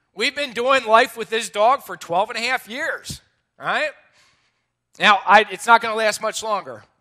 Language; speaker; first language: English; native; English